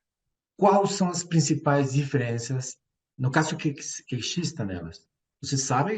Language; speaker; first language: Portuguese; non-native, fluent; Spanish